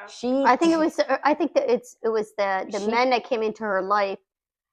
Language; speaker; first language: English; native; English